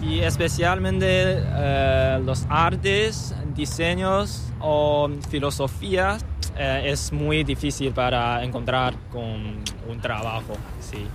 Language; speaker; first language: Spanish; non-native, learner; Chinese